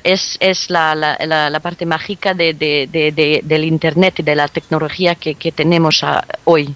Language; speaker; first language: Spanish; non-native, fluent; French